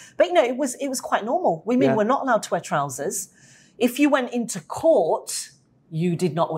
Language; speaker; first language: English; native; English